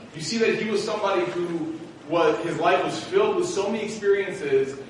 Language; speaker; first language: English; native; English